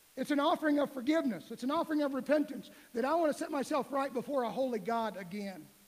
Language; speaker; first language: English; native; English